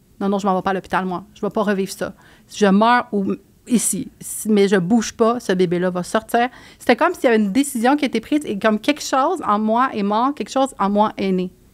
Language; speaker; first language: French; native; French